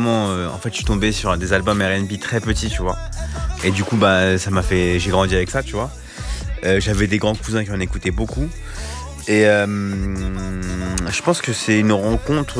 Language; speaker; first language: French; native; French